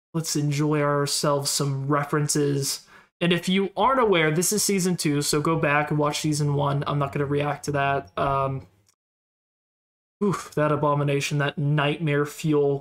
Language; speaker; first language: English; native; English